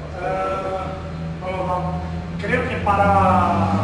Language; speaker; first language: Spanish; non-native, learner; Portuguese